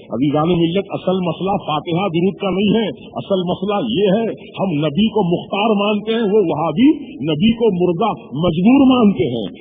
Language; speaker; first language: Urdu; native; Urdu